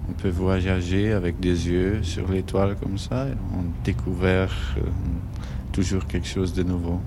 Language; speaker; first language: French; non-native, fluent; German